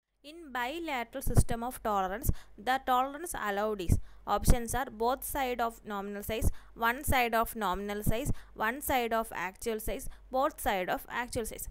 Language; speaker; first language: English; non-native, local second language; Malayalam